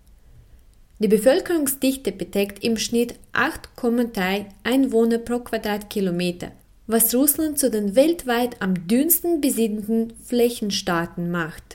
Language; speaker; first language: German; non-native, fluent; Russian